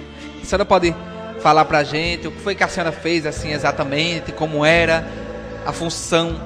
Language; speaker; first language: Portuguese; native; Portuguese